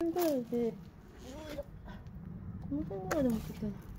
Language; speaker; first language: Japanese; native; Japanese